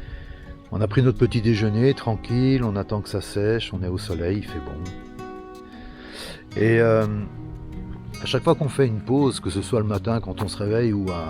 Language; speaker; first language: French; native; French